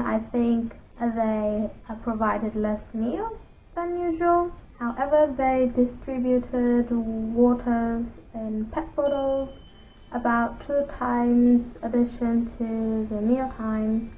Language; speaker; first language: English; non-native, fluent; Japanese